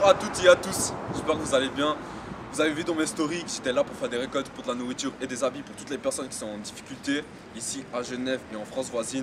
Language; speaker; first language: French; native; French